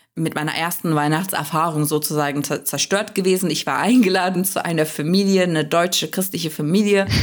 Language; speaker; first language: German; non-native, fluent; Turkish